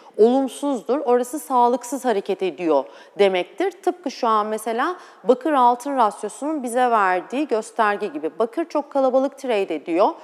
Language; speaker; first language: Turkish; native; Turkish